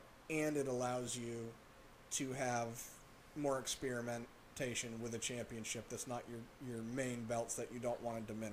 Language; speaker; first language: English; native; English